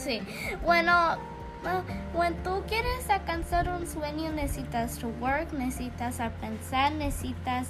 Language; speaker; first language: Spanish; early bilingual, heritage; English